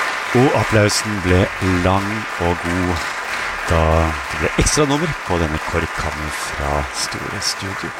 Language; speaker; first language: Norwegian; native; Norwegian